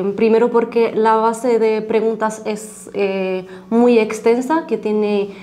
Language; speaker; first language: Spanish; non-native, fluent; Arabic